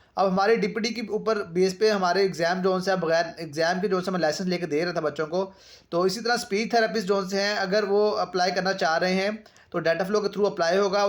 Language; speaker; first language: Urdu; non-native, local second language; Punjabi